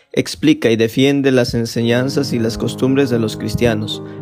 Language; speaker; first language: Spanish; non-native, fluent; Vietnamese